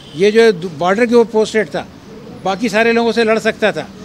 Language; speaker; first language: Hindi; native; Hindi